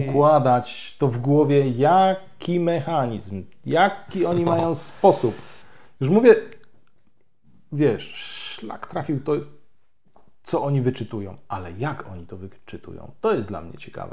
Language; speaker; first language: Polish; native; Polish